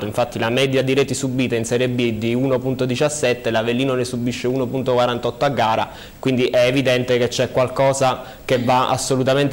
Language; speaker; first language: Italian; native; Italian